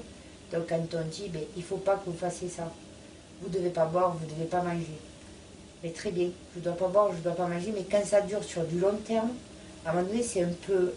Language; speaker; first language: French; native; French